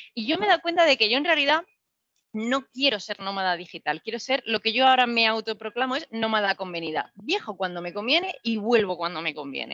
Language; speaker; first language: Spanish; native; Spanish